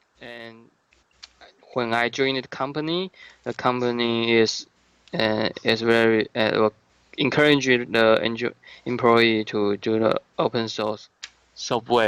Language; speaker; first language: English; non-native, learner; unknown